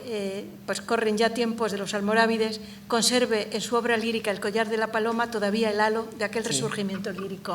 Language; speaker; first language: Spanish; native; Spanish